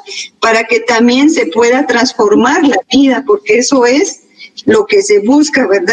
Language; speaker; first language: Spanish; native; Spanish